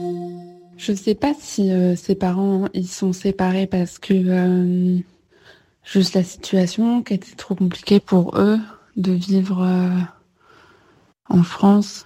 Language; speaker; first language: French; native; French